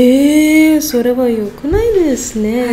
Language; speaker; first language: Japanese; non-native, learner; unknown